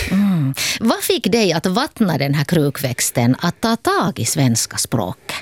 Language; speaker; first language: Swedish; native; Swedish